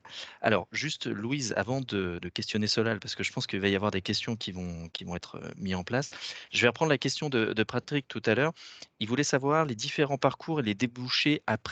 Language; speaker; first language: French; native; French